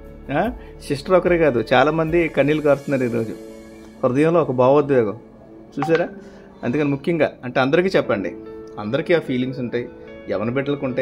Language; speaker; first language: Telugu; native; Telugu